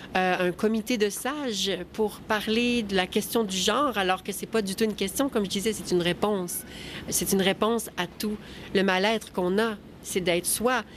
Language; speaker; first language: French; native; French